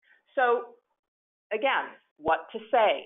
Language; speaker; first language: English; native; English